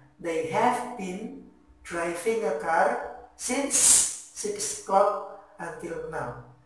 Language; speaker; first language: English; non-native, fluent; Indonesian